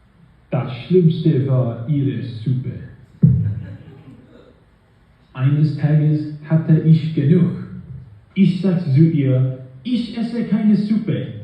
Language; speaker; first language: German; non-native, learner; English